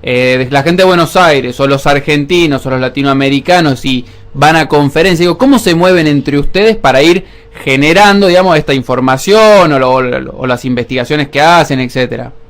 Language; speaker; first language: Spanish; native; Spanish